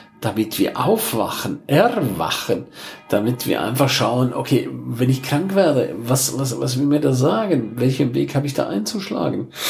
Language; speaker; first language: German; non-native, local second language; Romansh